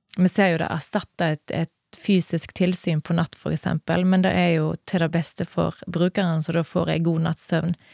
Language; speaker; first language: Norwegian; native; Norwegian